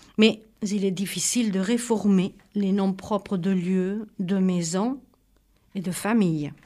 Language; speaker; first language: French; native; French